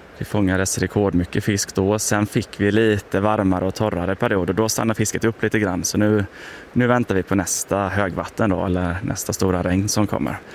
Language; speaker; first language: Swedish; native; Swedish